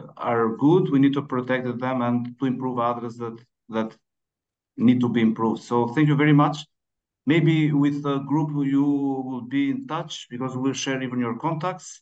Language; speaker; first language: English; non-native, learner; Albanian